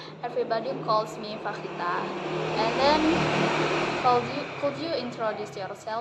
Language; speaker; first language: English; non-native, learner; Indonesian